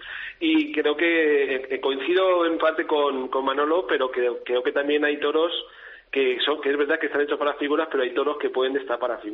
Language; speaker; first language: Spanish; native; Spanish